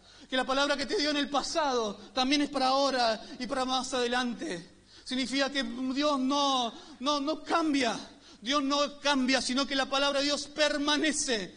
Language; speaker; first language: Spanish; native; Spanish